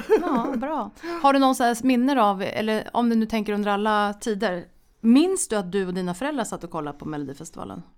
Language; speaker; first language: Swedish; native; Swedish